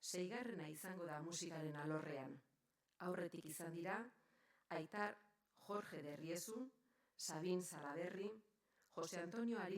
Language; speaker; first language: Basque; native; Basque